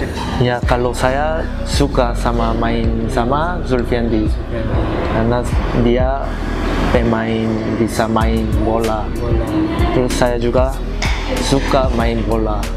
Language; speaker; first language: Indonesian; non-native, learner; Korean